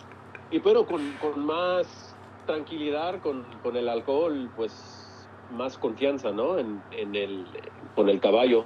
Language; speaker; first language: Spanish; early bilingual, heritage; English